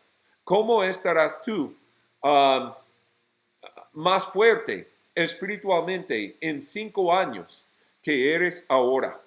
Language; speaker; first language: Spanish; non-native, fluent; English